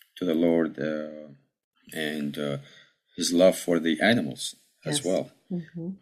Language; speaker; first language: English; early bilingual, other home language; Arabic